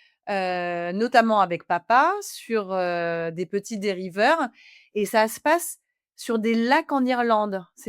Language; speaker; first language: French; native; French